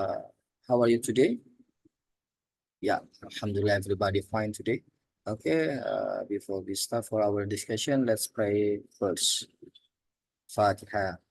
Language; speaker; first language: English; non-native, learner; Indonesian